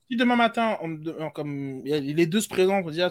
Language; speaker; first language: French; native; French